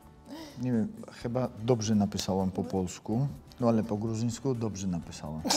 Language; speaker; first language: Polish; non-native, fluent; Georgian